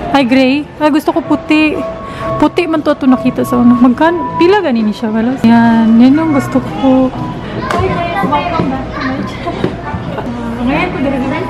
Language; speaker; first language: Filipino; non-native, local second language; Cebuano